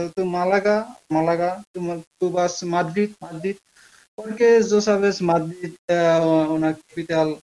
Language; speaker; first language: Spanish; non-native, learner; Bangla